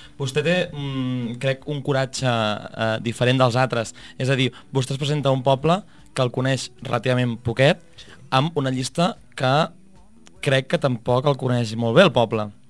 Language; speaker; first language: Catalan; native; Catalan